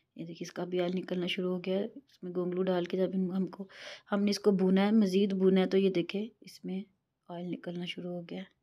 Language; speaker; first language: Urdu; non-native, local second language; Punjabi